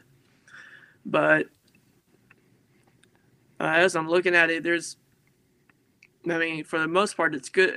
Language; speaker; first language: English; native; English